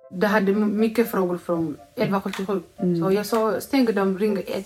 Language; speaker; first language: Swedish; non-native, learner; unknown